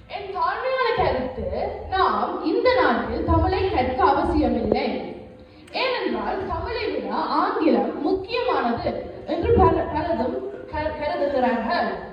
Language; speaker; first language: Tamil; early bilingual, heritage; Tamil